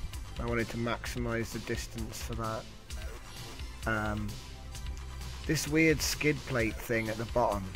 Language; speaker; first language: English; native; English